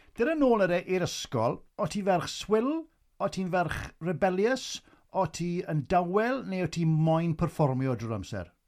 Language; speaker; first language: Welsh; native; Welsh